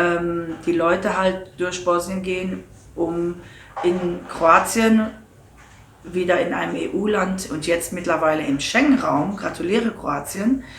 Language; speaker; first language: German; non-native, local second language; Luxembourgish